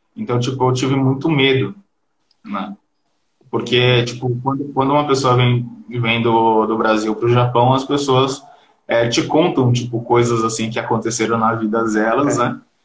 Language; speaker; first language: Portuguese; early bilingual, heritage; Portuguese